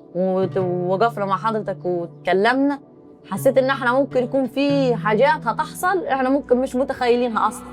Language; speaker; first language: Egyptian Arabic; native; Egyptian Arabic